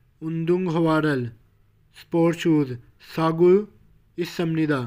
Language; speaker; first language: Korean; non-native, learner; Hindi